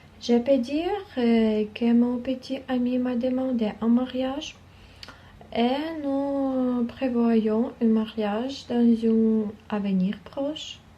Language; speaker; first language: French; non-native, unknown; Ukrainian